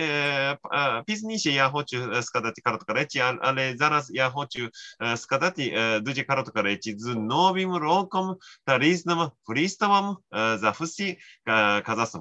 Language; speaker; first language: Ukrainian; non-native, learner; Japanese